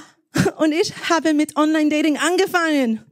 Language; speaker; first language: German; non-native, learner; Spanish